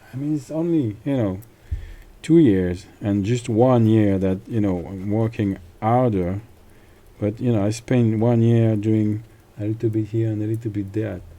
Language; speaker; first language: English; non-native, fluent; French